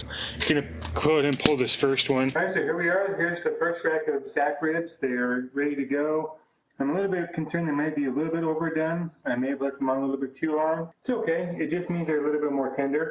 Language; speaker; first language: English; native; English